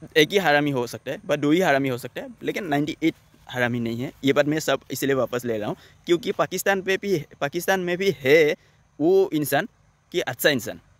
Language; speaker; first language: Hindi; non-native, local second language; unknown